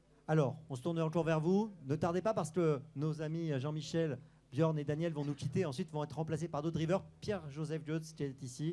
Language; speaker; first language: French; native; French